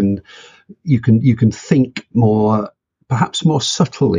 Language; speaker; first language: English; native; English